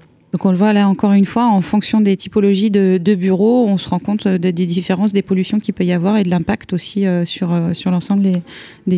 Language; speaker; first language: French; native; French